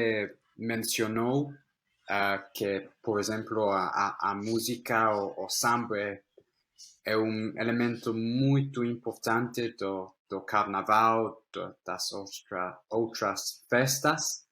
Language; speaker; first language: Portuguese; non-native, fluent; English